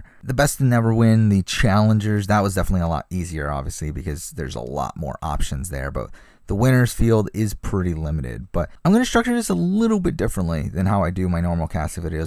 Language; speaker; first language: English; native; English